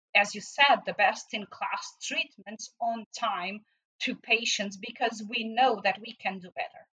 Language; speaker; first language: English; non-native, fluent; Portuguese